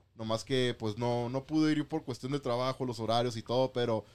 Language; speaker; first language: Spanish; native; Spanish